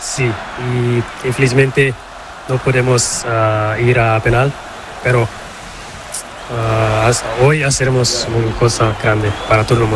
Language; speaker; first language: Spanish; non-native, learner; Portuguese